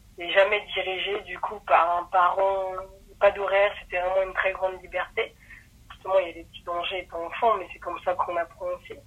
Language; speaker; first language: French; early bilingual, other home language; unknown